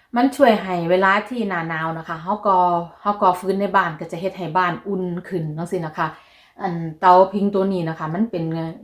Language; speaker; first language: Thai; native; Thai